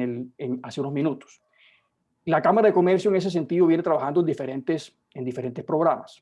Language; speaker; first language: Spanish; native; Spanish